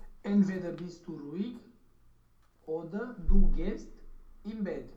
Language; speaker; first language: German; non-native, learner; Romanian